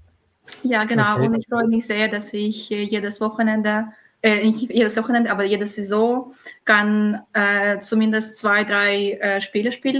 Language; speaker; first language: German; non-native, fluent; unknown